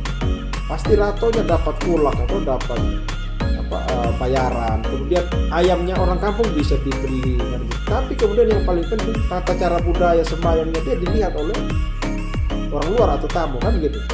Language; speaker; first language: Indonesian; non-native, local second language; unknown